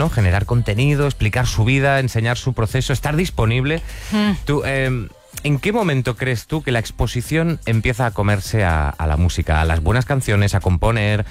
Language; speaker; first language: Spanish; native; Spanish